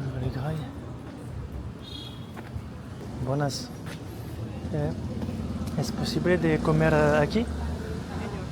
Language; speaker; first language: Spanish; non-native, learner; French